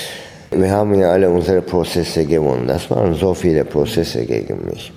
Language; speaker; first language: German; non-native, fluent; Turkish